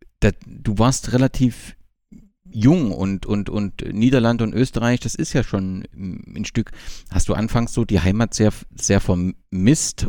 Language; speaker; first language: German; native; German